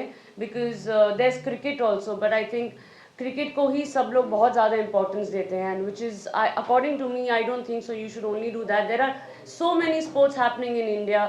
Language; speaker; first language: Hindi; native; Hindi